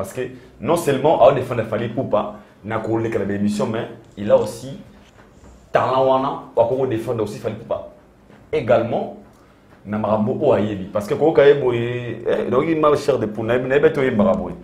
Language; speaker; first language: French; non-native, local second language; Lingala